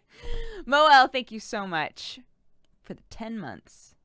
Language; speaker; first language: English; native; English